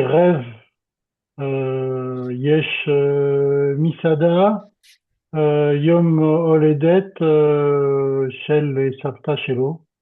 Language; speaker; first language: Hebrew; non-native, learner; French